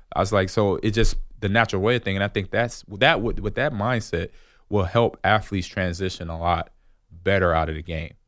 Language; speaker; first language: English; native; English